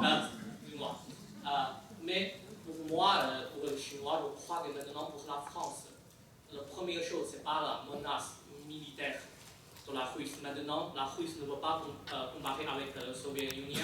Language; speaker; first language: French; non-native, fluent; Chinese